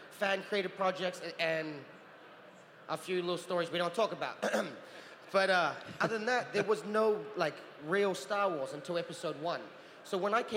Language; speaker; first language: English; native; English